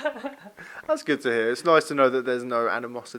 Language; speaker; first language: English; native; English